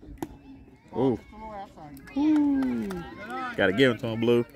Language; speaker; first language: English; native; English